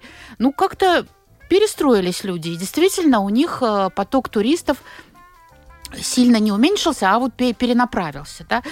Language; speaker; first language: Russian; native; Russian